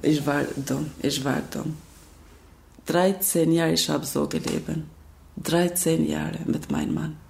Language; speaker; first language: German; non-native, learner; Albanian